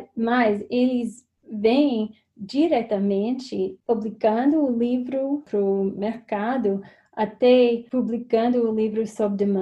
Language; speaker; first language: Portuguese; non-native, fluent; English